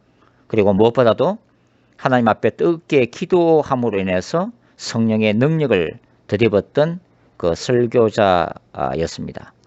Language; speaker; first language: Korean; native; Korean